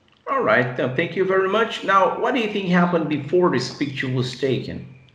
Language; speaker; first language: English; non-native, fluent; Portuguese